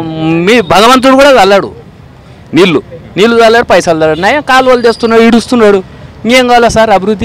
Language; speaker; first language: Telugu; native; Telugu